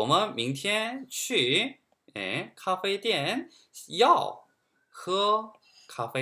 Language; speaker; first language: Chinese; non-native, fluent; Korean